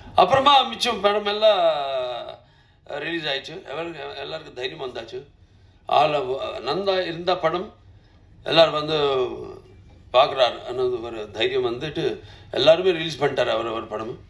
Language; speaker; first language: Tamil; non-native, local second language; Telugu